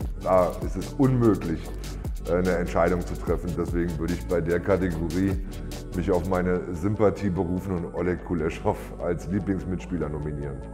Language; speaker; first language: German; native; German